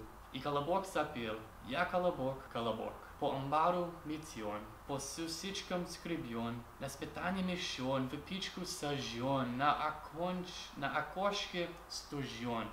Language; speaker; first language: Russian; non-native, learner; English